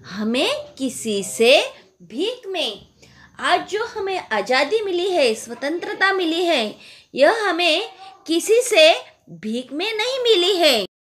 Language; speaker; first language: Hindi; non-native, local second language; Marathi